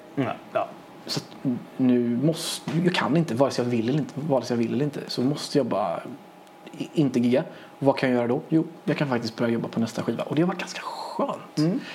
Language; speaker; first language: Swedish; early bilingual, other home language; Persian